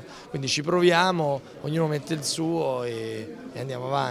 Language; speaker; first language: Italian; native; Italian